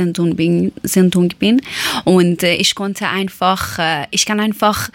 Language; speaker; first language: German; non-native, learner; Persian